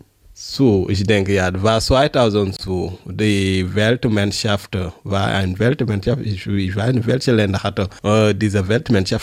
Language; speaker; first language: German; non-native, learner; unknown